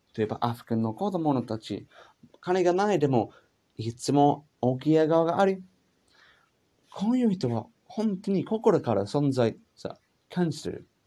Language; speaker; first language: Japanese; non-native, learner; English